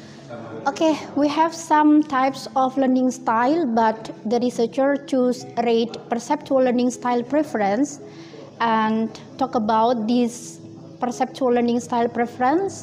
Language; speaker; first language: English; non-native, fluent; Indonesian